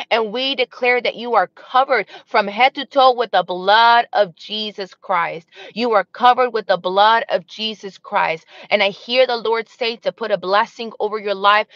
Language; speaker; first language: English; native; English